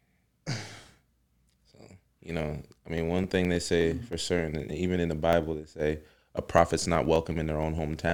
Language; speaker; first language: English; native; English